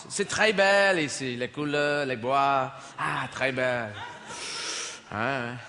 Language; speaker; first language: French; non-native, fluent; English